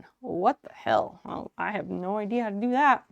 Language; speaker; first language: English; native; English